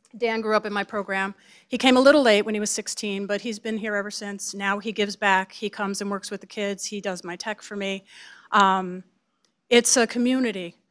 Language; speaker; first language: English; native; English